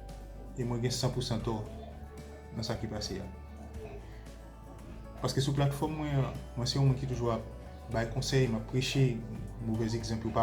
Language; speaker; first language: French; non-native, local second language; Haitian Creole